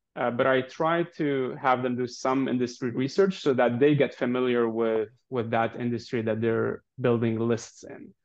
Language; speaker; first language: English; non-native, fluent; Arabic